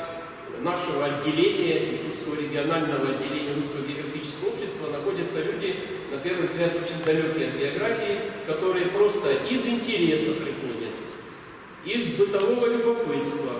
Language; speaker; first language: Russian; native; Russian